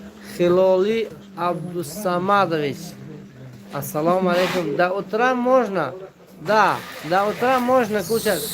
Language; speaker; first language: Russian; non-native, local second language; Tajik